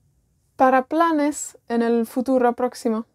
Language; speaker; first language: Spanish; non-native, fluent; Welsh